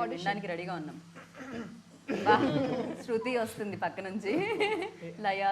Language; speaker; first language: Telugu; native; Telugu